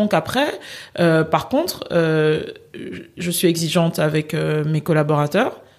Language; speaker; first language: French; native; French